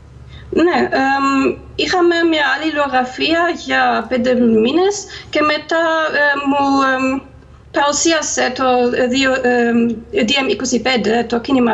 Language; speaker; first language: Greek; non-native, fluent; German